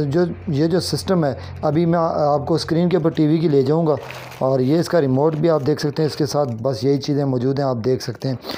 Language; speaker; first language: Urdu; non-native, local second language; Kashmiri